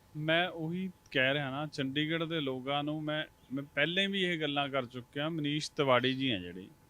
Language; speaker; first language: Punjabi; native; Punjabi